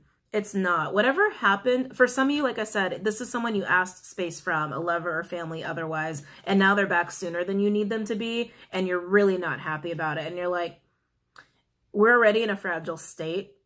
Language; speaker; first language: English; native; English